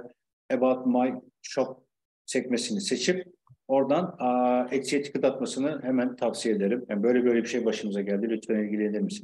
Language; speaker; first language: Turkish; native; Turkish